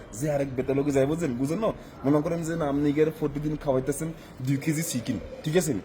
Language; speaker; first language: Bangla; non-native, learner; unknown